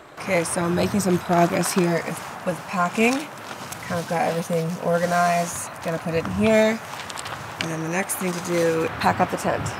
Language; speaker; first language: English; native; English